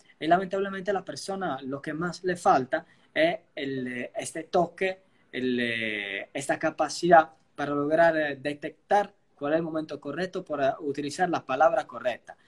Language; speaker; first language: Spanish; non-native, fluent; Italian